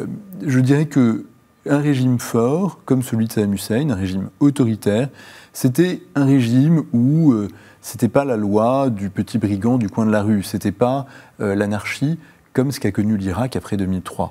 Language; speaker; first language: French; native; French